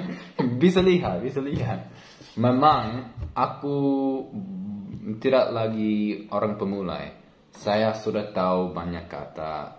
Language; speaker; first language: Indonesian; non-native, learner; English